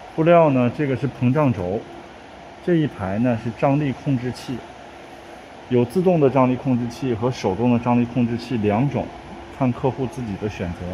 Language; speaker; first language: Chinese; native; Chinese